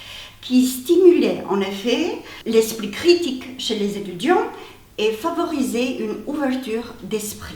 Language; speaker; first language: French; non-native, fluent; Albanian